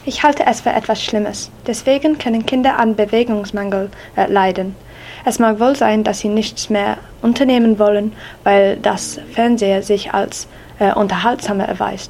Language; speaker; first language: German; non-native, learner; English